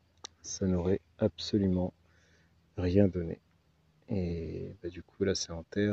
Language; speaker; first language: French; native; French